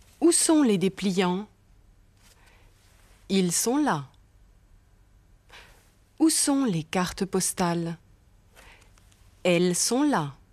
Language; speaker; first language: French; non-native, fluent; German